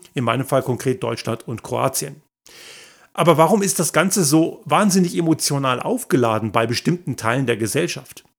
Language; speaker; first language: German; native; German